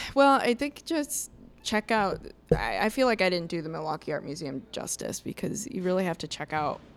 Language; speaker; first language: English; native; English